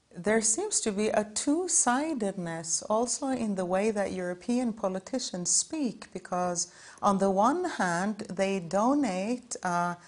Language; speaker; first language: English; non-native, fluent; Norwegian